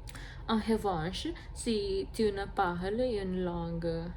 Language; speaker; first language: French; non-native, learner; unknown